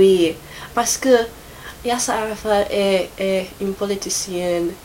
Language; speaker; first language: French; non-native, learner; English